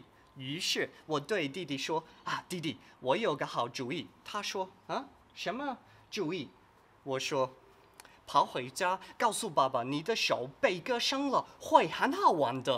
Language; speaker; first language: Chinese; non-native, fluent; English